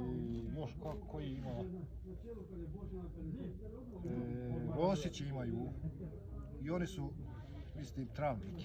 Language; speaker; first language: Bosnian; early bilingual, heritage; Bosnian